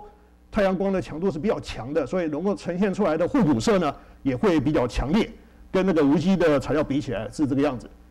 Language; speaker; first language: Chinese; native; Chinese